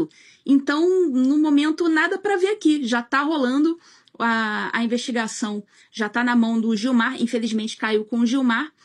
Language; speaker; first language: Portuguese; native; Portuguese